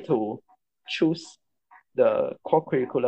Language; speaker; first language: English; non-native, local second language; Chinese